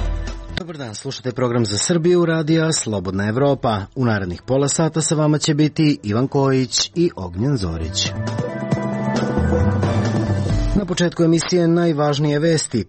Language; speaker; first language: Serbian; native; Serbian